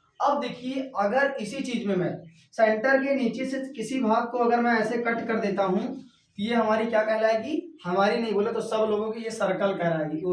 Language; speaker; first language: Hindi; native; Hindi